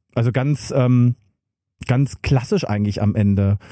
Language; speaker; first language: German; native; German